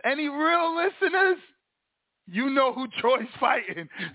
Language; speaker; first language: English; early bilingual, other home language; Spanish